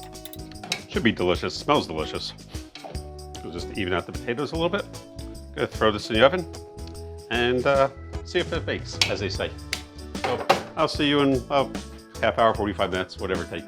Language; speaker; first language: English; native; English